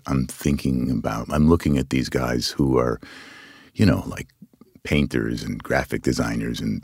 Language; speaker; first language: English; native; English